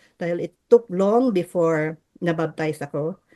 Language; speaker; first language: Filipino; native; Filipino